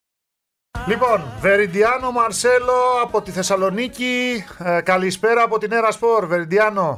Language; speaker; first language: Greek; native; Greek